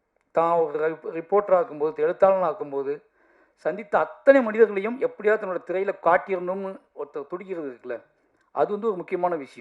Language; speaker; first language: Tamil; native; Tamil